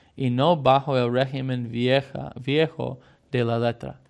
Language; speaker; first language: Spanish; non-native, fluent; English